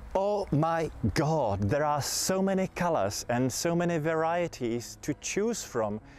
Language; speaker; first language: English; non-native, fluent; Czech